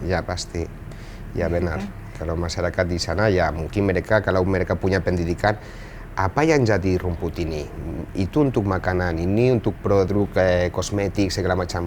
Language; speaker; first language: Indonesian; non-native, fluent; Spanish